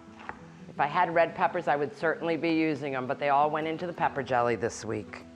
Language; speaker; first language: English; native; English